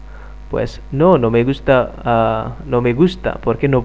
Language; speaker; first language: Spanish; non-native, fluent; Indonesian